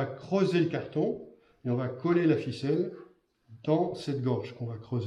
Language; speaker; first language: French; native; French